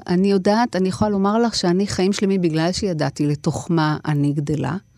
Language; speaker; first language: Hebrew; native; Hebrew